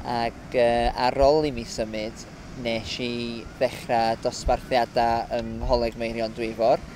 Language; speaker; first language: Welsh; non-native, fluent; English